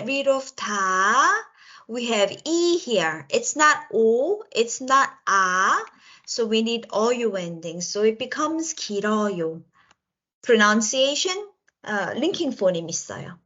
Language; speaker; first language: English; non-native, local second language; Korean